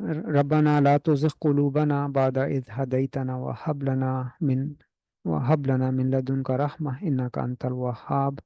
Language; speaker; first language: Arabic; non-native, fluent; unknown